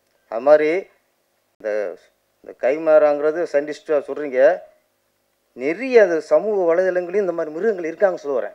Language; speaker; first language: Tamil; native; Tamil